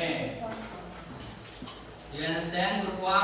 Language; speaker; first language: English; non-native, learner; Indonesian